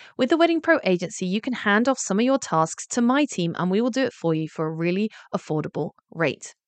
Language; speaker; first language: English; native; English